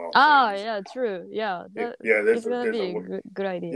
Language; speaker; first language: English; non-native, learner; Japanese